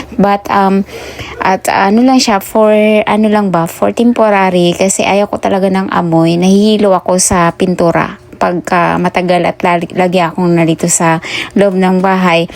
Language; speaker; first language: Filipino; non-native, local second language; Cebuano